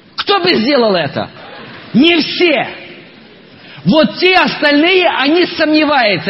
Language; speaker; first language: Russian; non-native, local second language; Ukrainian